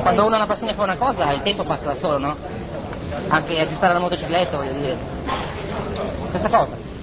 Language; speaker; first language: Italian; native; Italian